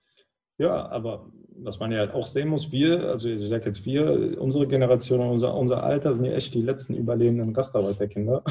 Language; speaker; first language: German; native; German